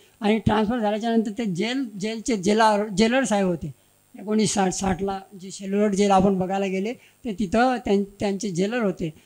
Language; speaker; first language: Marathi; native; Marathi